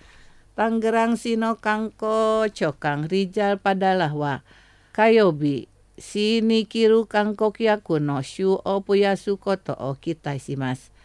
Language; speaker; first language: Japanese; non-native, fluent; Indonesian